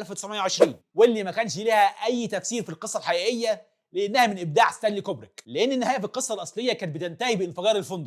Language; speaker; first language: Arabic; native; Arabic